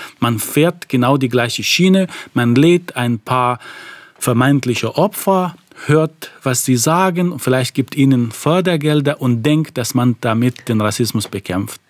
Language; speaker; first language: German; non-native, fluent; Arabic